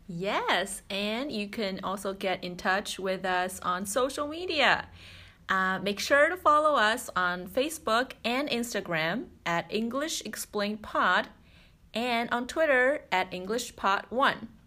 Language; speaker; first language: English; non-native, fluent; Chinese